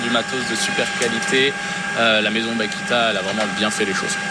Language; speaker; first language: French; native; French